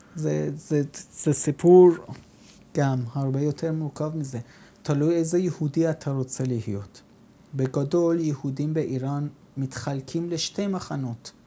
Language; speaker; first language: Hebrew; non-native, fluent; Persian